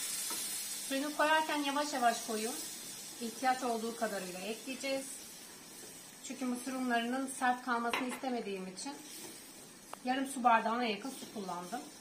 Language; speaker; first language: Turkish; native; Turkish